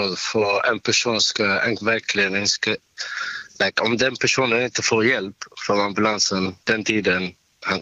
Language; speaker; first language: Swedish; non-native, learner; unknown